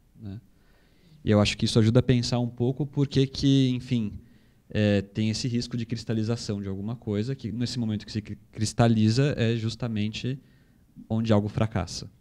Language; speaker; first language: Portuguese; native; Portuguese